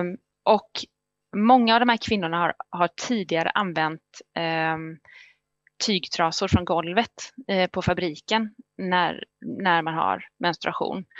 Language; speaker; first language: Swedish; native; Swedish